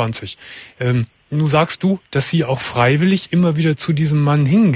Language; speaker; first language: German; native; German